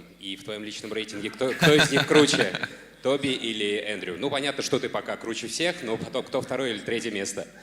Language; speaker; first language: Russian; native; Russian